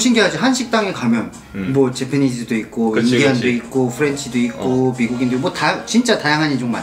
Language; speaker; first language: Korean; native; Korean